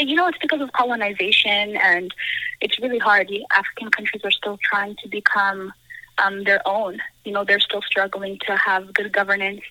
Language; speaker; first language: English; native; English